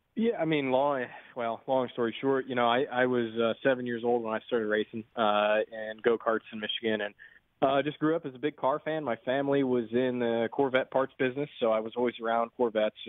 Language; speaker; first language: English; native; English